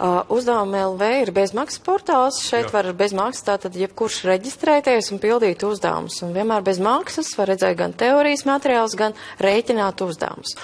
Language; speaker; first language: Latvian; native; Latvian